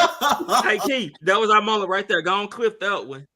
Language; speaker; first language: English; native; English